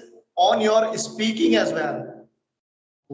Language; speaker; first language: English; non-native, local second language; Hindi